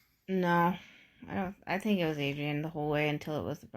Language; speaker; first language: English; native; English